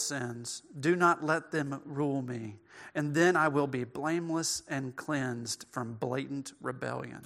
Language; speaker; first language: English; native; English